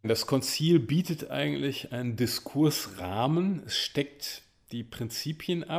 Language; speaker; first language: German; native; German